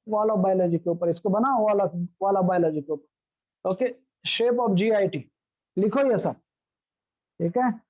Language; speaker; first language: Hindi; non-native, local second language; Marathi